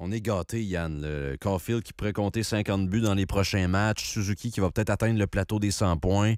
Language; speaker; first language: French; native; French